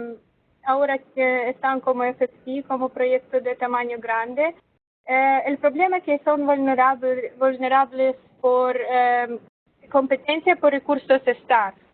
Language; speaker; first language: Spanish; non-native, fluent; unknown